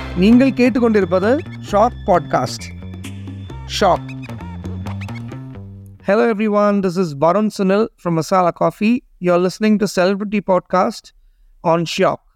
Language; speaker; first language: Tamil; non-native, learner; Malayalam